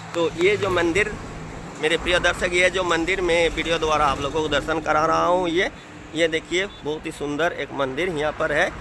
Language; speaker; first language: Hindi; non-native, local second language; Bangla